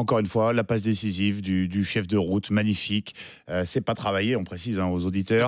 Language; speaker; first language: French; native; French